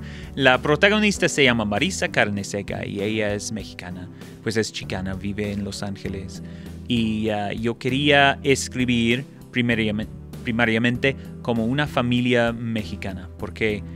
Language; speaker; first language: Spanish; non-native, fluent; English